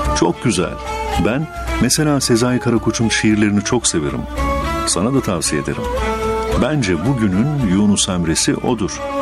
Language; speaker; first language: Turkish; native; Turkish